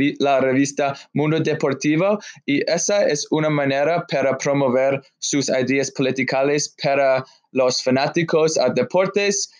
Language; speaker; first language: Spanish; non-native, learner; English